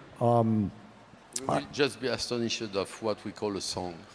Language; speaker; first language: English; non-native, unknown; French